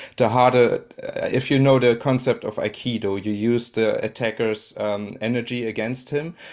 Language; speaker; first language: English; non-native, fluent; German